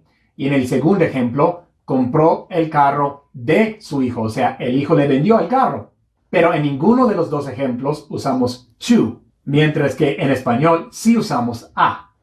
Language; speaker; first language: Spanish; non-native, fluent; English